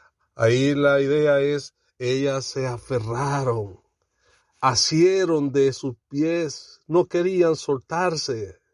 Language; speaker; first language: Spanish; native; Spanish